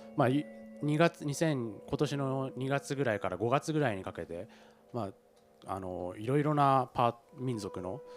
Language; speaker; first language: Japanese; native; Japanese